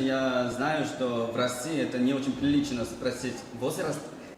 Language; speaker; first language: Russian; non-native, fluent; Korean